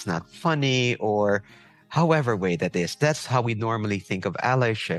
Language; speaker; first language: English; non-native, local second language; Filipino